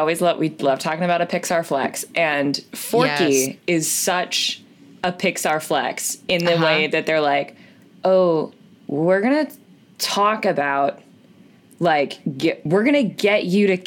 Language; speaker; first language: English; native; English